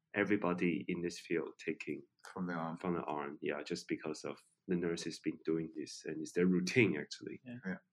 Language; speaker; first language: English; non-native, fluent; Chinese